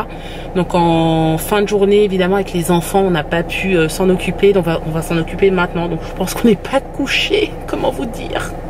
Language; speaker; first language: French; native; French